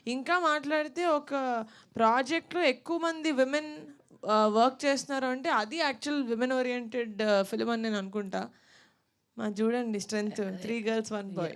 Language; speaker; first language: Telugu; native; Telugu